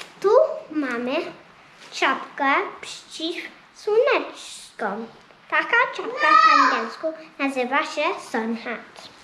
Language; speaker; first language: Polish; early bilingual, heritage; Polish